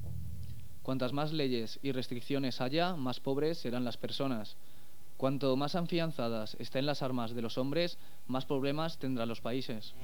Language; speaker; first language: Spanish; native; Spanish